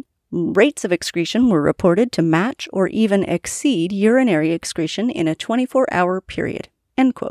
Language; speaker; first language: English; native; English